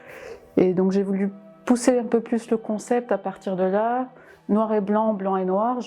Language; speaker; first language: French; non-native, local second language; Arabic